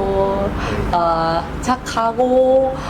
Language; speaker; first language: Korean; non-native, learner; Vietnamese